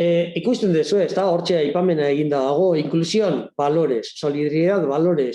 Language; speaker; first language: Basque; native; Basque